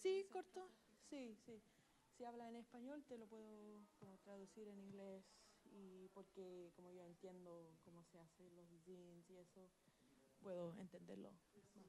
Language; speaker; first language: Spanish; non-native, learner; English